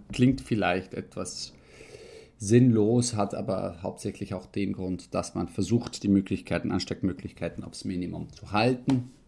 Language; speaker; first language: German; early bilingual, heritage; Italian